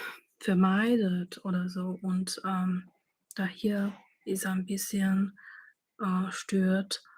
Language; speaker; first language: German; non-native, fluent; Chinese